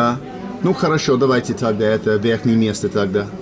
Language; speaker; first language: Russian; non-native, learner; English